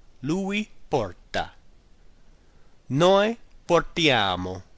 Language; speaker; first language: Italian; non-native, learner; English